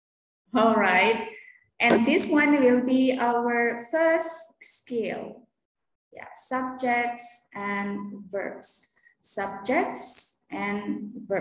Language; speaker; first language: English; non-native, fluent; Indonesian